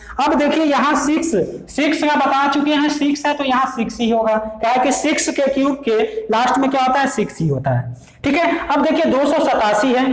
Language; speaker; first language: Hindi; native; Hindi